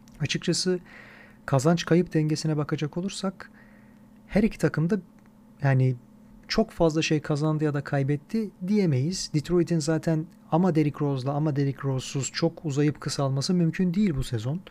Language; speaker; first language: Turkish; native; Turkish